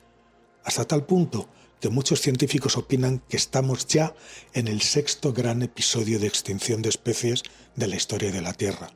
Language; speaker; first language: Spanish; native; Spanish